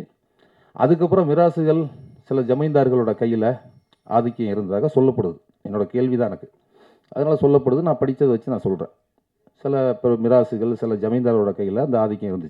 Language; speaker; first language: Tamil; native; Tamil